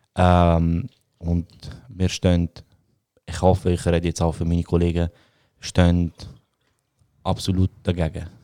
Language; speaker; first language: German; early bilingual, other home language; Bosnian